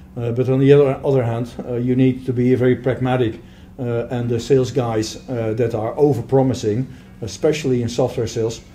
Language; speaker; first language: English; non-native, fluent; Dutch